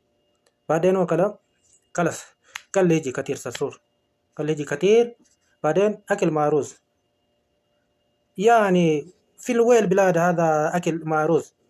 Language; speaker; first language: Arabic; non-native, learner; Oromo